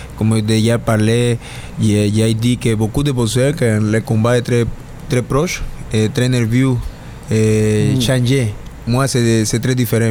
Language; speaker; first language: French; non-native, learner; Spanish